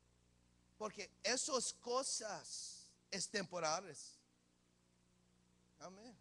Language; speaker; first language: Spanish; early bilingual, heritage; English